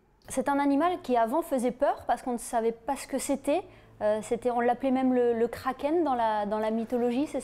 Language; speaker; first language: French; native; French